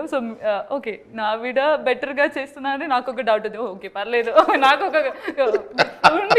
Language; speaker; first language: Telugu; non-native, learner; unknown